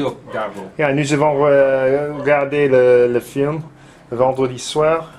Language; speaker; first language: French; non-native, learner; English